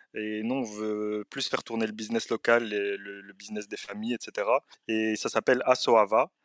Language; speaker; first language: French; early bilingual, other home language; Arabic